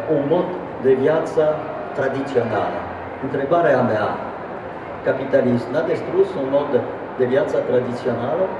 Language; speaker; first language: Romanian; non-native, fluent; French